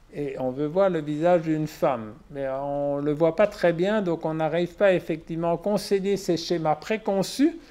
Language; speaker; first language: French; native; French